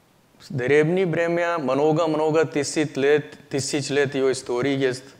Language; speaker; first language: Russian; non-native, learner; Hindi